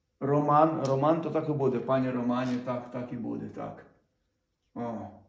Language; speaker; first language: Polish; non-native, fluent; Ukrainian